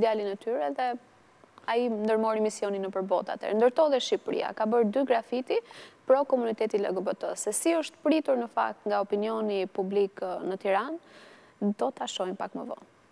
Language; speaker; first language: Albanian; native; Albanian